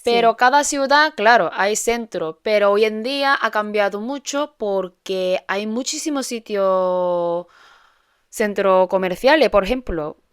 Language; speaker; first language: Spanish; non-native, fluent; Korean